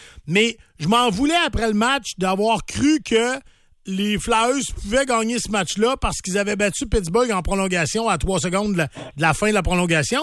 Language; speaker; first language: French; native; French